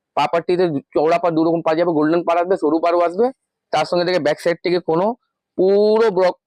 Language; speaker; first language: Bangla; non-native, local second language; Hindi